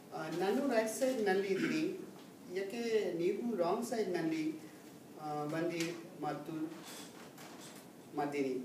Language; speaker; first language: Kannada; non-native, learner; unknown